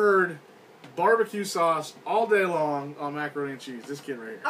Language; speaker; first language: English; native; English